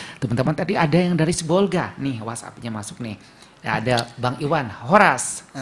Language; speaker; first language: Indonesian; non-native, local second language; Minangkabau